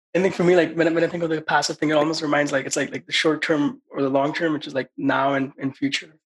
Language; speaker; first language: English; non-native, local second language; Hindi